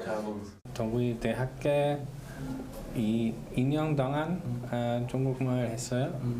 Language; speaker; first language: Korean; non-native, learner; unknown